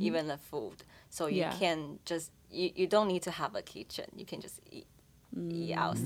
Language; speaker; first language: English; non-native, fluent; Chinese